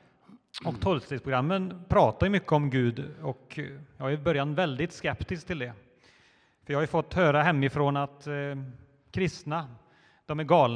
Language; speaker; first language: Swedish; native; Swedish